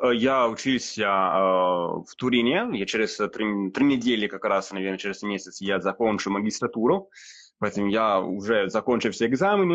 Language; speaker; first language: Russian; non-native, fluent; Italian